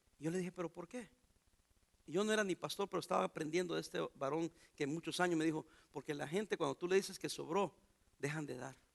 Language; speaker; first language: Spanish; native; Spanish